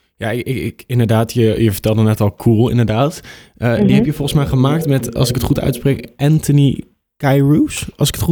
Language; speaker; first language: Dutch; native; Dutch